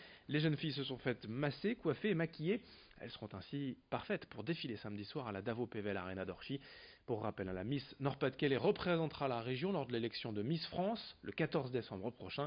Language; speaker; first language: French; native; French